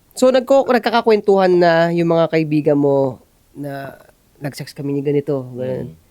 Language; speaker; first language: Filipino; native; Filipino